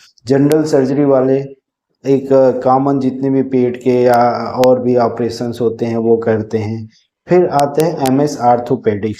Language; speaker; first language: Hindi; native; Hindi